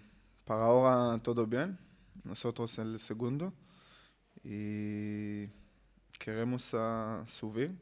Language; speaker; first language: Spanish; non-native, learner; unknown